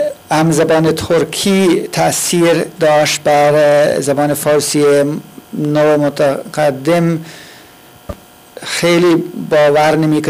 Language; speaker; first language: Persian; non-native, fluent; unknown